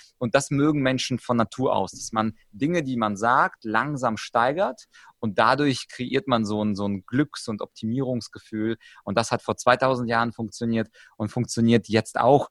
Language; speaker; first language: German; early bilingual, other home language; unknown